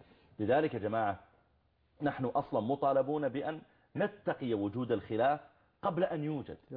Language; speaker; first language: Arabic; native; Arabic